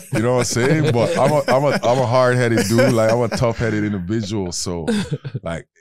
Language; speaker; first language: English; native; English